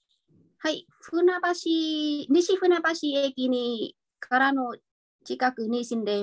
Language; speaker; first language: Japanese; non-native, fluent; Vietnamese